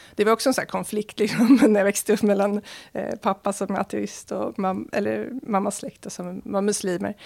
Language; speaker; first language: Swedish; early bilingual, other home language; Arabic